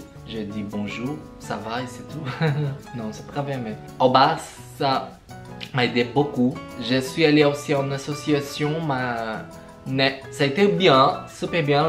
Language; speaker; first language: French; non-native, learner; Portuguese